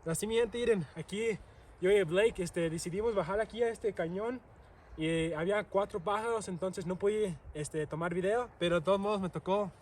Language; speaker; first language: Spanish; early bilingual, other home language; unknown